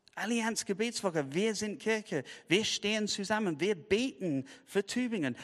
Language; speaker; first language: German; non-native, fluent; English